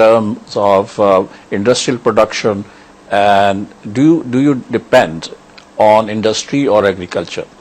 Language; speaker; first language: English; non-native, local second language; Urdu